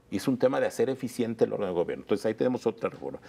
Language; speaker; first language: Spanish; native; Spanish